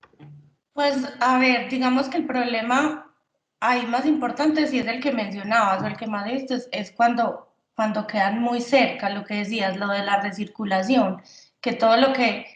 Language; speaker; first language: Spanish; native; Spanish